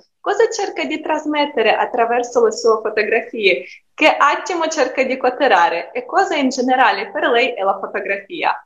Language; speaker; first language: Italian; non-native, fluent; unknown